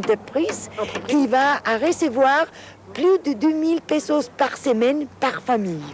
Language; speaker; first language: French; non-native, fluent; Spanish